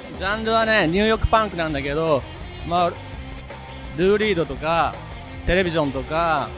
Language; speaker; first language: Japanese; native; Japanese